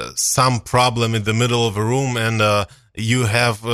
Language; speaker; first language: English; non-native, fluent; Ukrainian